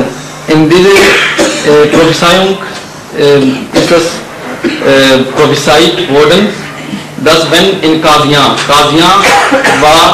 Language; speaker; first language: German; non-native, fluent; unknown